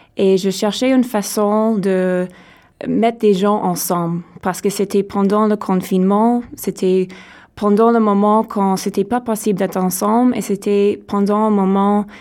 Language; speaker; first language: French; non-native, local second language; English